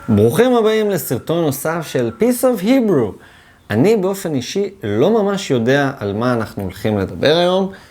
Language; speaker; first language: Hebrew; native; Hebrew